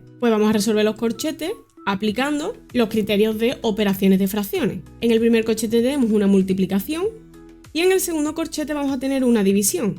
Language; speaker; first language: Spanish; native; Spanish